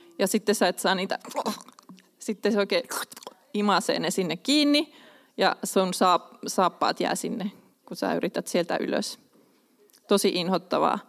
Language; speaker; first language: Finnish; non-native, local second language; Swedish